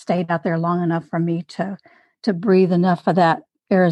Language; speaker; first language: English; native; English